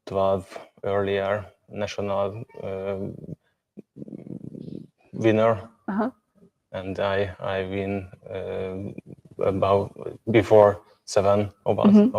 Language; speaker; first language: English; non-native, learner; Hungarian